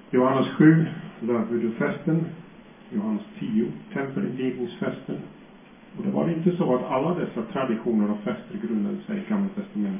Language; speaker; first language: Swedish; non-native, fluent; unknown